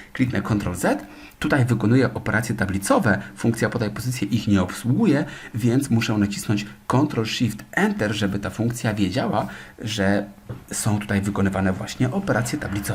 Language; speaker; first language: Polish; native; Polish